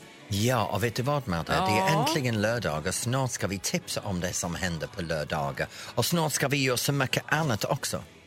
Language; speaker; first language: Swedish; non-native, fluent; English